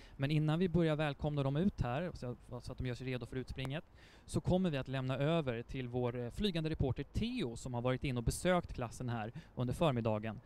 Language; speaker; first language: Swedish; native; Swedish